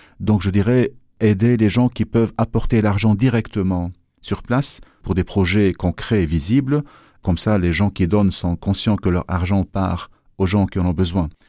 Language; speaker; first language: French; non-native, local second language; Arabic